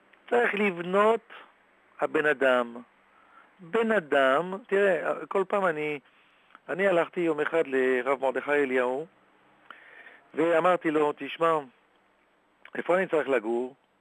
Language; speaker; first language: Hebrew; non-native, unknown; French